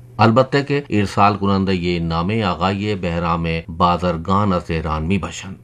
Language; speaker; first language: Persian; non-native, fluent; Urdu